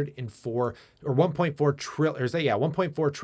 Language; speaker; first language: English; native; English